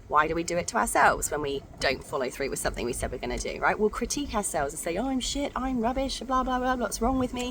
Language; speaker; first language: English; native; English